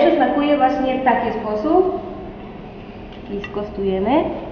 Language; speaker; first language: Polish; non-native, learner; Spanish